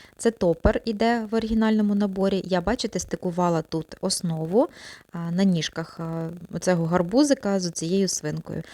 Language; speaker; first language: Ukrainian; non-native, local second language; Russian